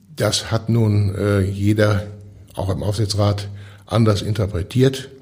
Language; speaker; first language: German; native; German